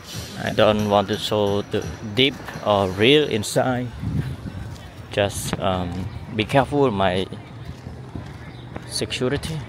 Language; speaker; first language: English; non-native, learner; Khmer